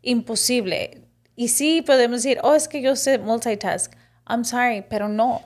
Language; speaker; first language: Spanish; early bilingual, heritage; Spanish